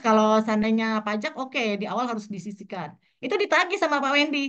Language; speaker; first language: Indonesian; native; Indonesian